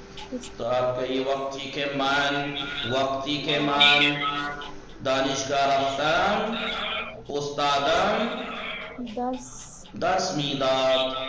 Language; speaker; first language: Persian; non-native, fluent; Urdu